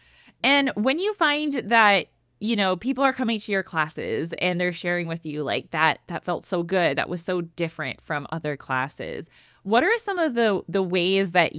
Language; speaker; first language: English; native; English